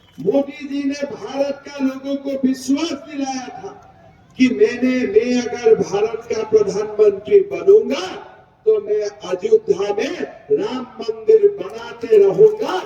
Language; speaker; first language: Hindi; non-native, local second language; Assamese